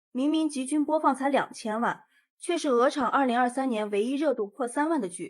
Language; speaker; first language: Chinese; native; Chinese